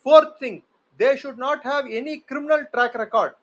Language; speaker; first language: English; non-native, local second language; Tamil